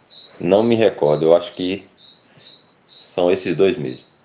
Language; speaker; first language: Portuguese; native; Portuguese